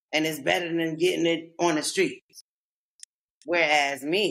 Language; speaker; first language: English; native; English